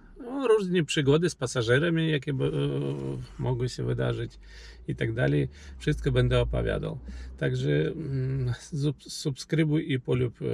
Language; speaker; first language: Polish; non-native, learner; Ukrainian